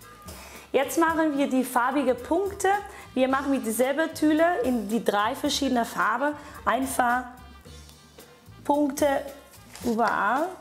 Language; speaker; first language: German; non-native, fluent; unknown